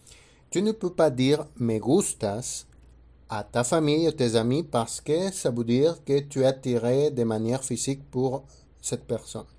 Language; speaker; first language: French; non-native, fluent; Spanish